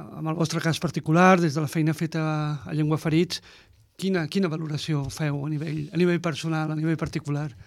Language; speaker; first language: Catalan; native; Catalan